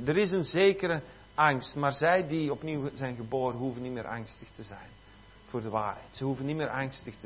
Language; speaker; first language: Dutch; native; Dutch